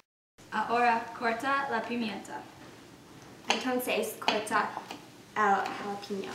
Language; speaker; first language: Spanish; non-native, learner; English